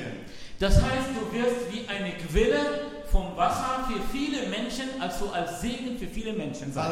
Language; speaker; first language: German; non-native, fluent; Arabic